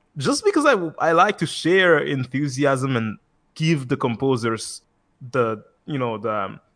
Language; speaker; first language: English; non-native, fluent; Italian